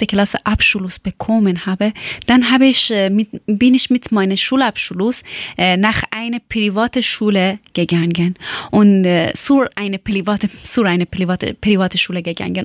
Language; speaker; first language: German; non-native, learner; Persian